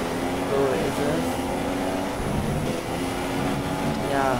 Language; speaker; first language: German; native; German